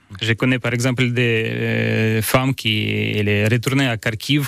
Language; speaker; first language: French; non-native, learner; Ukrainian